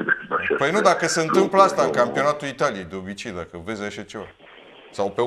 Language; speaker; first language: Romanian; native; Romanian